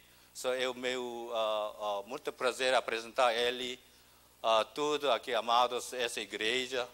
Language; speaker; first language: Portuguese; non-native, learner; Korean